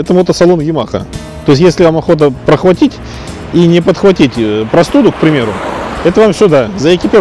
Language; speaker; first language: Russian; native; Russian